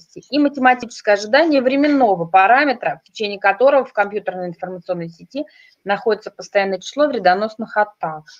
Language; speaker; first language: Russian; native; Russian